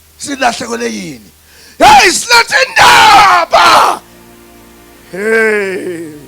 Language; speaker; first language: Zulu; non-native, local second language; Swati